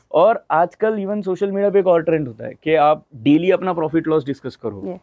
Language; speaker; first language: Hindi; non-native, local second language; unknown